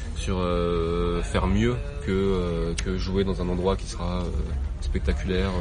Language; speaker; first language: French; native; French